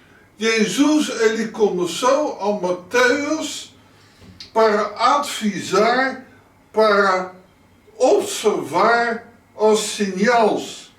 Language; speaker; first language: Portuguese; non-native, learner; Dutch